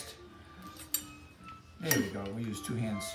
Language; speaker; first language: English; native; English